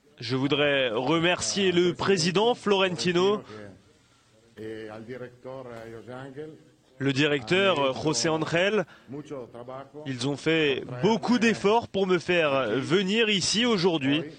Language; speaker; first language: French; non-native, fluent; Italian